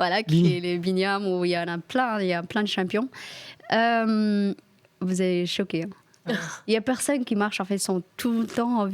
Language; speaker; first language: French; non-native, fluent; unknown